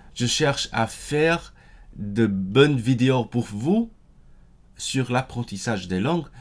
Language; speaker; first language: French; non-native, fluent; Cantonese